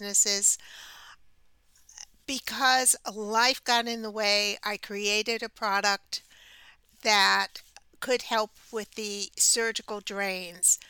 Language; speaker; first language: English; native; English